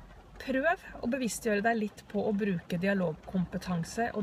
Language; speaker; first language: Norwegian; native; Norwegian